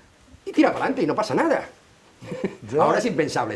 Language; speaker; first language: Spanish; native; Spanish